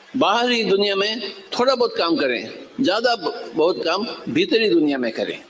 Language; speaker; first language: Hindi; non-native, local second language; Telugu